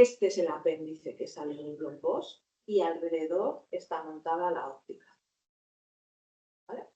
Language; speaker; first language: Spanish; native; Spanish